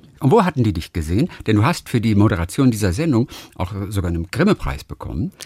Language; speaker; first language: German; native; German